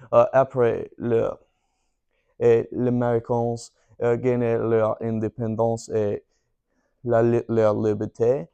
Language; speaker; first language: French; non-native, learner; English